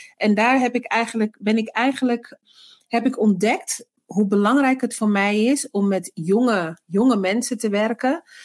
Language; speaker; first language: Dutch; early bilingual, other home language; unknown